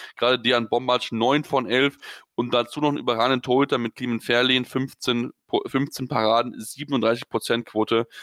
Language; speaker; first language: German; native; German